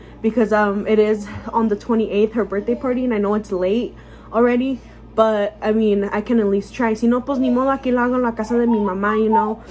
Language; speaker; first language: English; early bilingual, other home language; Spanish